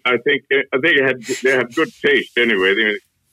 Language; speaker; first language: English; non-native, local second language; Tamil